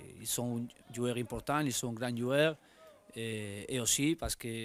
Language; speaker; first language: French; non-native, learner; Spanish